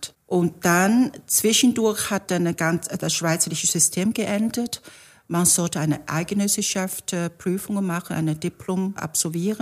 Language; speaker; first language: German; non-native, fluent; Chinese